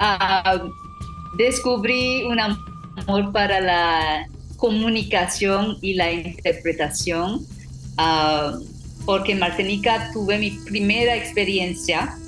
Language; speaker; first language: Spanish; non-native, fluent; English